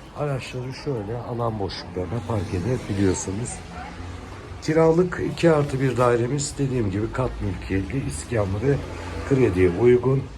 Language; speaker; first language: Turkish; native; Turkish